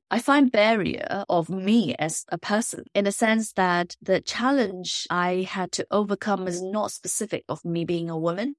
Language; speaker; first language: English; non-native, local second language; Chinese